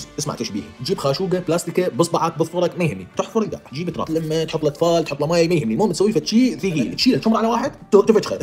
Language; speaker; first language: Arabic; native; Arabic